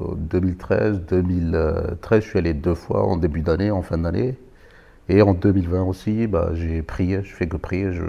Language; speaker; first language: French; non-native, local second language; Malagasy